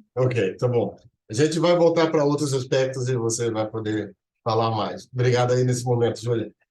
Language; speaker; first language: Portuguese; native; Portuguese